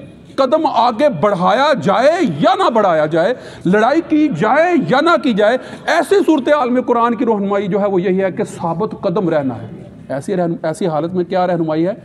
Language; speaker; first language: Urdu; native; Urdu